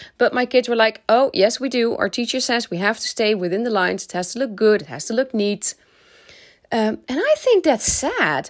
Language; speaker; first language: English; non-native, fluent; Dutch